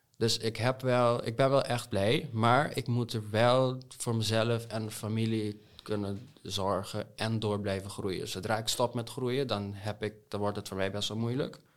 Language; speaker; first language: Dutch; non-native, local second language; Papiamento